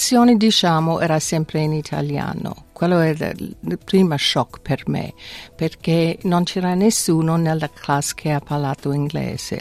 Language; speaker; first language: Italian; non-native, fluent; English